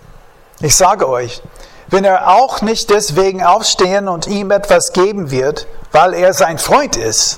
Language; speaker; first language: German; non-native, fluent; English